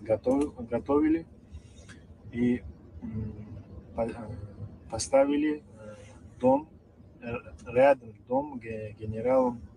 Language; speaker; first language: Russian; non-native, learner; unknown